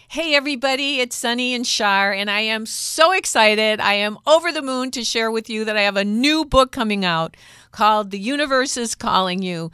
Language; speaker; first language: English; native; English